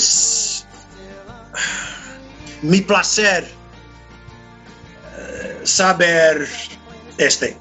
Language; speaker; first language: Spanish; non-native, learner; English